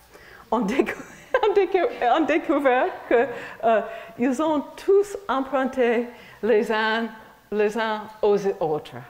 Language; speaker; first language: French; non-native, fluent; English